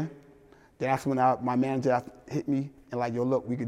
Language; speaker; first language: English; native; English